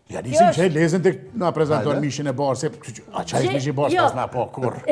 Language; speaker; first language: Albanian; native; Albanian